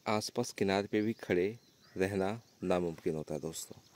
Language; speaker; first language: Hindi; native; Hindi